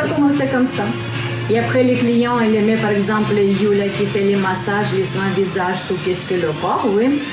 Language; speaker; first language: French; non-native, learner; Russian